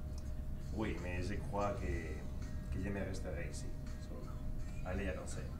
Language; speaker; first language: French; non-native, learner; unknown